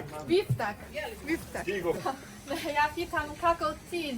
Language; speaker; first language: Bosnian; non-native, learner; Chinese